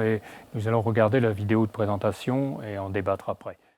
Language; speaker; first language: French; native; French